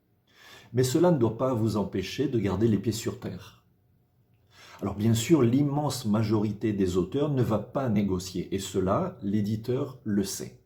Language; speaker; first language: French; native; French